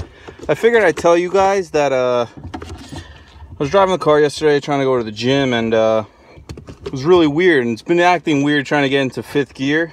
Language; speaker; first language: English; native; English